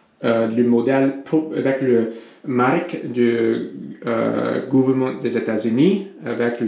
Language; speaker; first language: French; non-native, learner; English